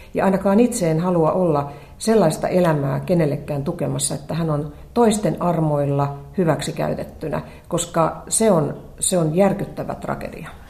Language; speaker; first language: Finnish; native; Finnish